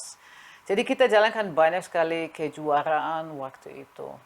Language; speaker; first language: Indonesian; non-native, fluent; German